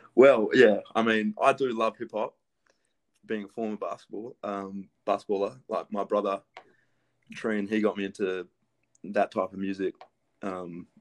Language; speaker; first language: English; early bilingual, other home language; Greek